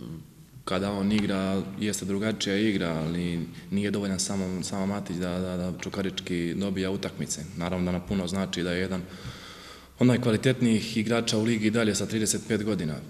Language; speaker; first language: Bosnian; native; Bosnian